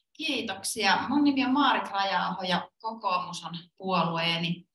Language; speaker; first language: Finnish; native; Finnish